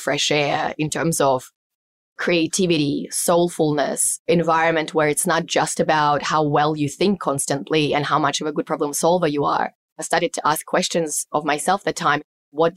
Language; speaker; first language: English; non-native, fluent; Russian